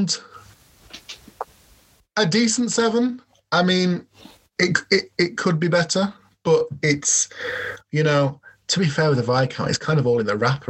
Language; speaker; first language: English; native; English